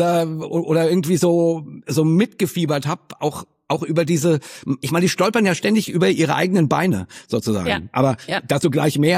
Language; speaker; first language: German; native; German